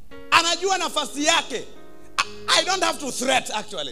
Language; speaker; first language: English; non-native, local second language; Swahili